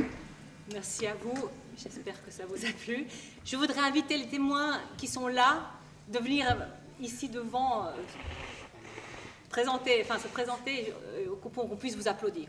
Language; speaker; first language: French; native; French